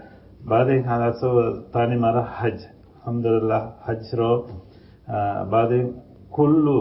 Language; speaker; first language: Arabic; non-native, learner; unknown